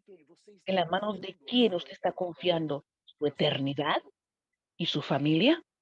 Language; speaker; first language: Spanish; non-native, fluent; Portuguese